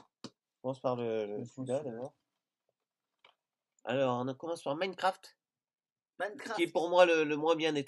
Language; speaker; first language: French; native; French